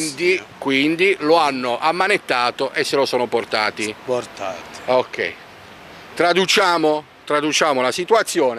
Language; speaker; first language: Italian; native; Italian